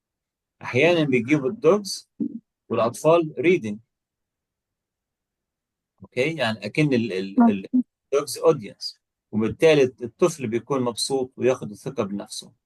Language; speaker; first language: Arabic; native; Arabic